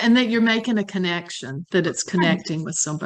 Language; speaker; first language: English; native; English